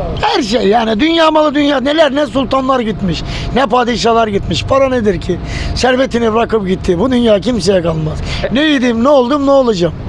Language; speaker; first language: Turkish; native; Turkish